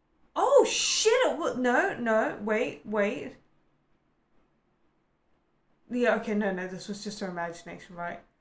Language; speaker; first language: English; native; English